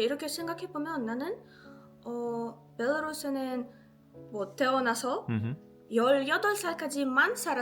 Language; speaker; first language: Korean; non-native, fluent; Russian